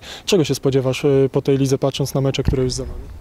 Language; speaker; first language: Polish; native; Polish